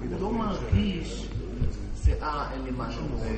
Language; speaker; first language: Hebrew; non-native, fluent; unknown